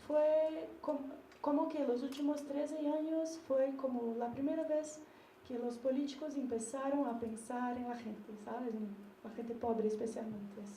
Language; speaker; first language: Spanish; non-native, learner; Portuguese